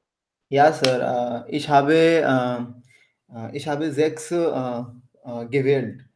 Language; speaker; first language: German; non-native, learner; Hindi